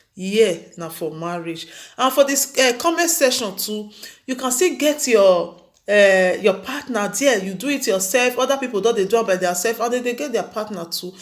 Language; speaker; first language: Nigerian Pidgin; non-native, local second language; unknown